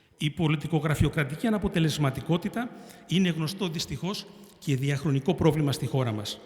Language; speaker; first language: Greek; native; Greek